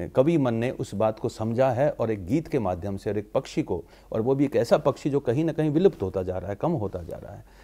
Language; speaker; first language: Hindi; native; Hindi